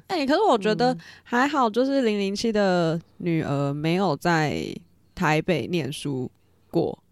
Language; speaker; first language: Chinese; native; Chinese